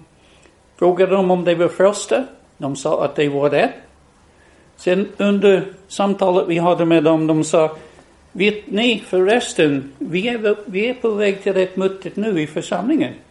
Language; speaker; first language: Swedish; non-native, fluent; English